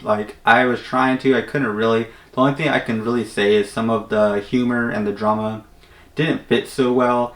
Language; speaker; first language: English; native; English